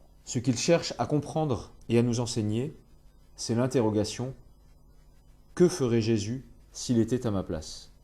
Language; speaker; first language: French; native; French